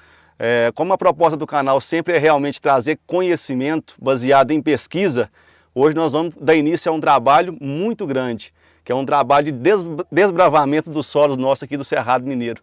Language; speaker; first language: Portuguese; native; Portuguese